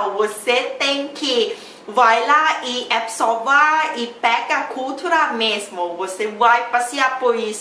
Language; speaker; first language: Portuguese; non-native, learner; Thai